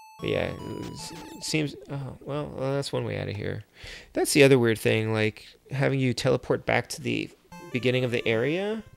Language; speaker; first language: English; native; English